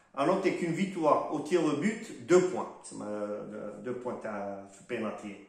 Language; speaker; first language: French; non-native, local second language; Arabic